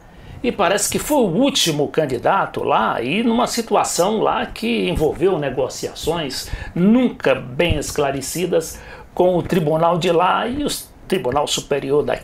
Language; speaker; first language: Portuguese; native; Portuguese